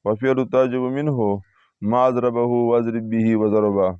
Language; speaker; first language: Arabic; non-native, fluent; Urdu